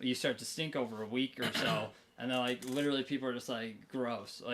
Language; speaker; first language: English; native; English